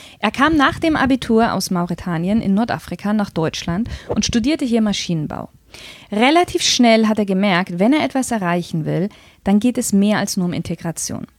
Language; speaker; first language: German; native; German